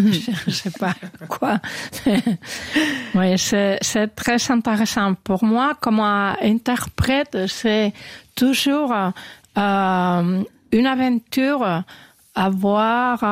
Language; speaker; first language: French; non-native, learner; Spanish